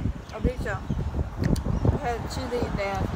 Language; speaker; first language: English; non-native, learner; Vietnamese